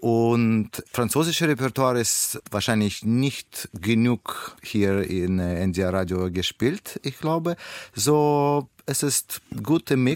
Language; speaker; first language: German; non-native, learner; Russian